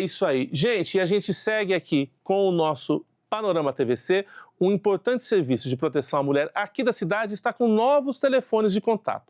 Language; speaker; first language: Portuguese; native; Portuguese